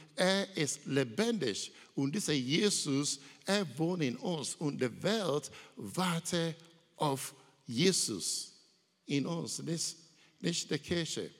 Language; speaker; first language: German; non-native, learner; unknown